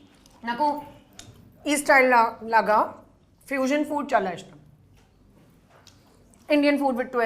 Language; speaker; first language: Telugu; non-native, fluent; Hindi